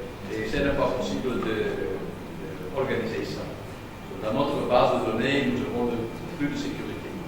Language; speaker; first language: French; non-native, learner; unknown